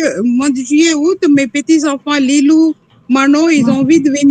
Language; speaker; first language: French; non-native, local second language; Tamil